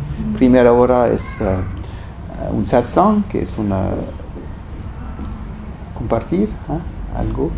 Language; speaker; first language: Spanish; non-native, fluent; French